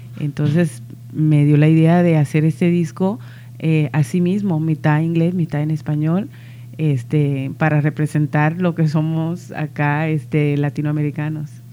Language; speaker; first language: Spanish; early bilingual, heritage; Spanish